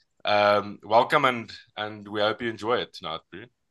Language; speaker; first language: English; non-native, local second language; Afrikaans